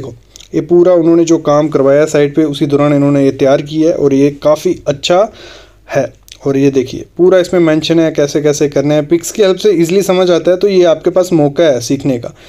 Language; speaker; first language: Hindi; native; Hindi